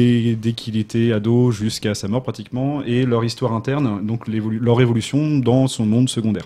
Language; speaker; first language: French; native; French